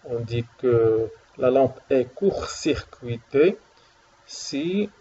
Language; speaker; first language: French; non-native, local second language; Arabic